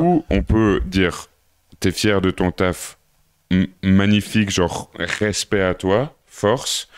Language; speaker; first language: French; native; French